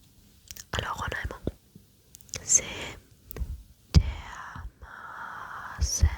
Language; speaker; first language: French; non-native, learner; German